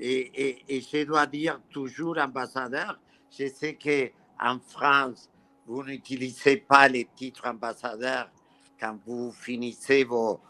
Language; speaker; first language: French; non-native, fluent; Spanish